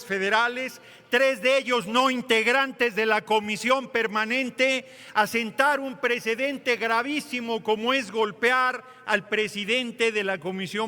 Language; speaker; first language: Spanish; native; Spanish